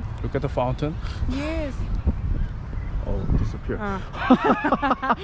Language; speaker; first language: English; non-native, learner; Korean